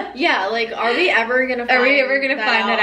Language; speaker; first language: English; native; English